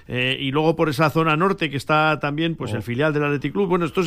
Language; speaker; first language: Spanish; native; Spanish